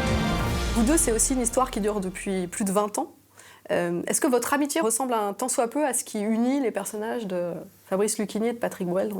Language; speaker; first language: French; native; French